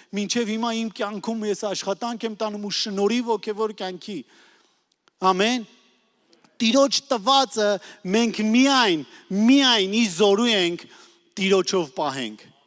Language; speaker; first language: Armenian; native; Armenian